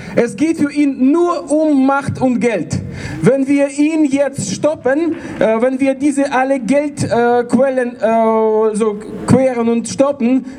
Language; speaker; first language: German; non-native, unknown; Russian